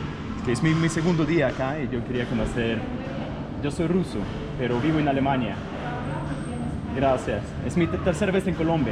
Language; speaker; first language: Spanish; non-native, fluent; Russian